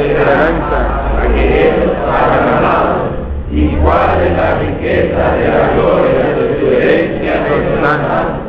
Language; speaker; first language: Spanish; non-native, fluent; Portuguese